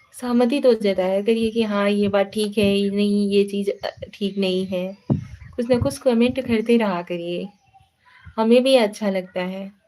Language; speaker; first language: Hindi; native; Hindi